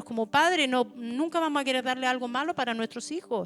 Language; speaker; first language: Spanish; native; Spanish